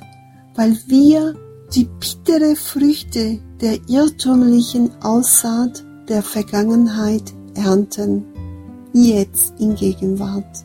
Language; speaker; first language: German; non-native, fluent; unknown